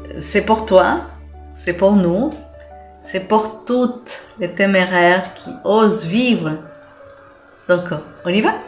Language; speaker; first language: French; non-native, fluent; Spanish